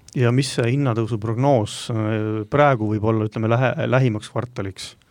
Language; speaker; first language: Estonian; native; Estonian